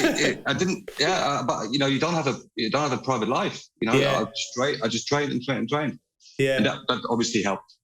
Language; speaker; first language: English; non-native, fluent; German